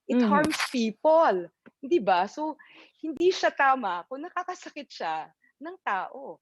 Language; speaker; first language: Filipino; native; Filipino